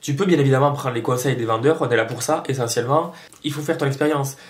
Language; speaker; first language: French; native; French